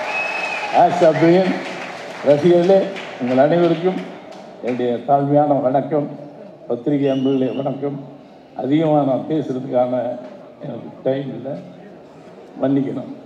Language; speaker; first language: Tamil; native; Tamil